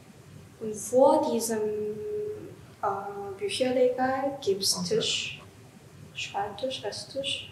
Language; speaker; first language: German; non-native, learner; Japanese